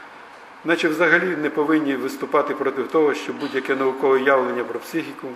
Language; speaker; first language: Ukrainian; native; Ukrainian